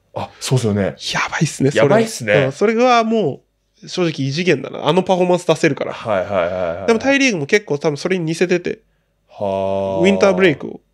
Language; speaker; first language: Japanese; native; Japanese